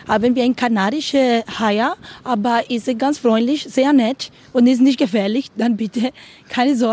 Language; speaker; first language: German; non-native, learner; Spanish